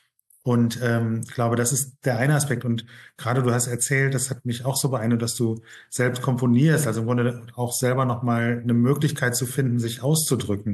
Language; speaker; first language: German; native; German